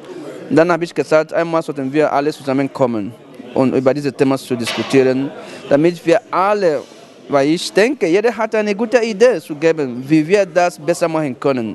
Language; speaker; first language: German; non-native, fluent; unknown